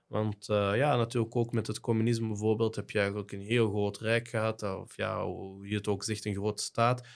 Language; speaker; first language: Dutch; native; Dutch